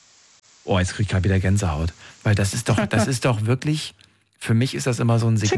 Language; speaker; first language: German; native; German